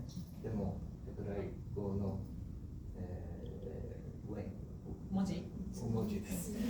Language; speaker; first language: Japanese; non-native, learner; English